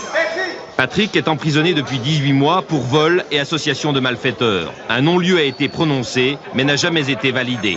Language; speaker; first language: French; native; French